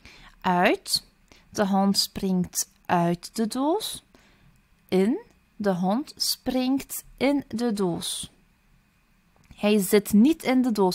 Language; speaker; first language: Dutch; early bilingual, other home language; Turkish